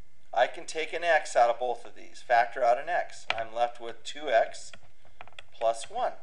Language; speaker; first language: English; native; English